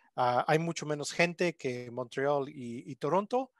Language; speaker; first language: Spanish; non-native, fluent; English